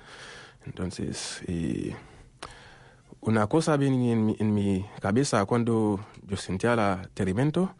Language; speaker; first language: Spanish; non-native, local second language; Haitian Creole